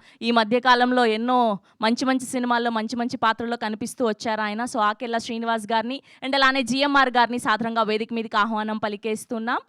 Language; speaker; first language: Telugu; native; Telugu